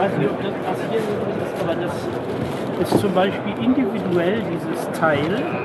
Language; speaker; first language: German; native; German